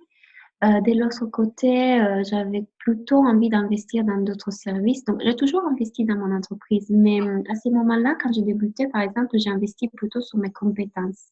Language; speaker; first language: French; non-native, fluent; Italian